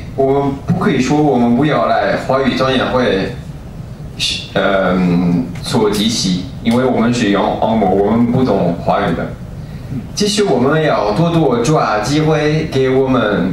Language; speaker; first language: Chinese; non-native, learner; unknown